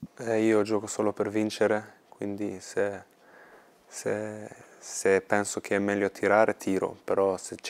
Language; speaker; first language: Italian; non-native, fluent; Swedish